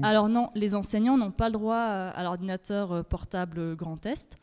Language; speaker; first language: French; native; French